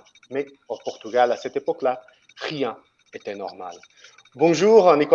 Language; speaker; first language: French; non-native, fluent; Portuguese